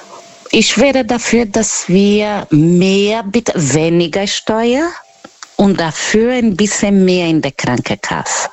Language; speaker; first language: German; non-native, learner; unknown